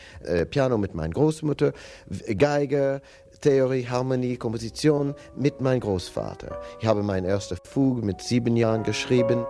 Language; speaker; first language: German; non-native, learner; English